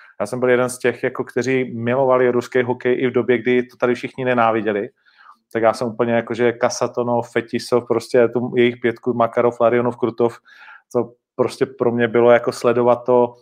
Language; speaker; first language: Czech; native; Czech